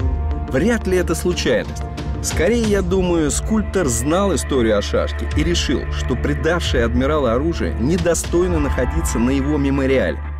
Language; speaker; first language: Russian; native; Russian